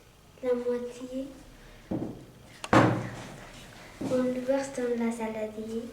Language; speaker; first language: French; non-native, learner; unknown